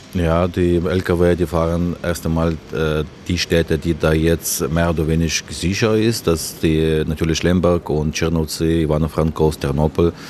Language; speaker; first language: German; non-native, learner; Ukrainian